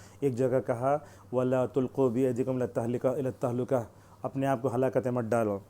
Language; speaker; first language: Urdu; native; Urdu